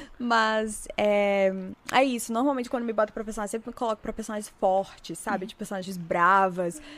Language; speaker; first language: Portuguese; native; Portuguese